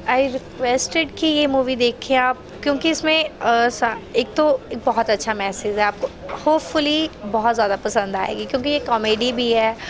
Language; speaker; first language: Hindi; native; Hindi